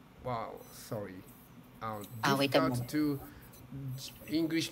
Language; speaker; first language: English; non-native, learner; Japanese